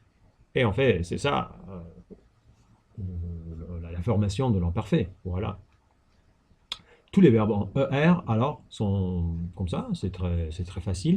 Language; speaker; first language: French; non-native, fluent; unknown